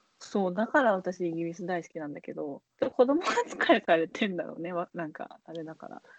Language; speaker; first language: Japanese; native; Japanese